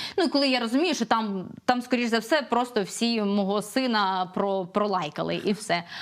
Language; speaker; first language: Ukrainian; non-native, local second language; Russian